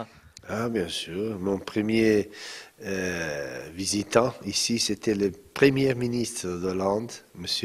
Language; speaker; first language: French; non-native, fluent; Portuguese